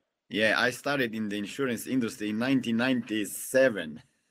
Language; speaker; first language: English; non-native, fluent; Slovenian